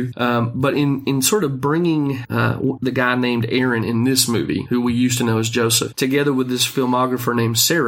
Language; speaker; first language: English; native; English